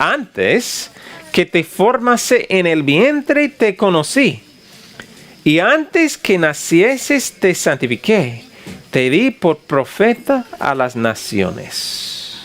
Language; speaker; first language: Spanish; non-native, fluent; English